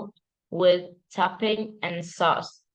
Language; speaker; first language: English; non-native, learner; Vietnamese